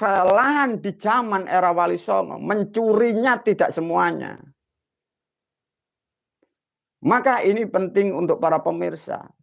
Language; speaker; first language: Indonesian; non-native, local second language; Javanese